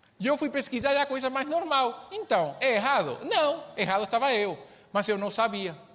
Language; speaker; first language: Portuguese; non-native, fluent; Spanish